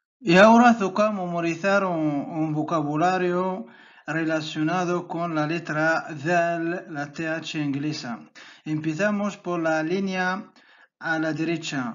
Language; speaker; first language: Spanish; non-native, fluent; Arabic